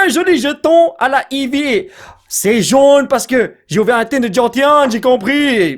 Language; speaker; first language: French; native; French